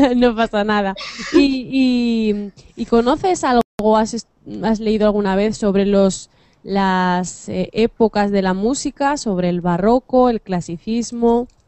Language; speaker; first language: Spanish; native; Spanish